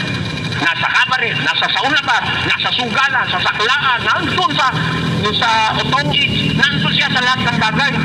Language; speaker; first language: Filipino; native; Filipino